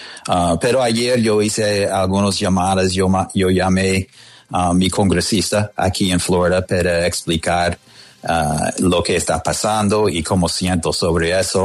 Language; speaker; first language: Spanish; non-native, fluent; English